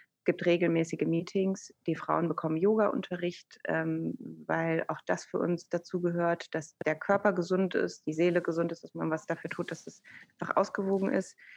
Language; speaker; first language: German; early bilingual, other home language; Persian